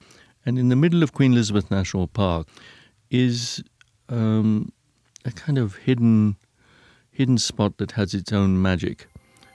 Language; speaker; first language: English; non-native, local second language; Punjabi